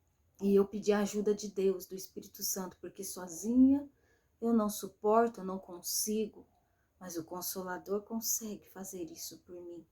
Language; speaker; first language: Portuguese; native; Portuguese